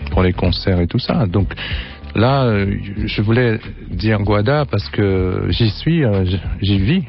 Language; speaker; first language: French; native; French